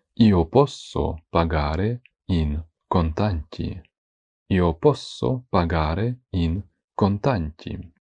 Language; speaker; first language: Italian; non-native, fluent; Ukrainian